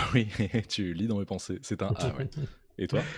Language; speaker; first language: French; native; French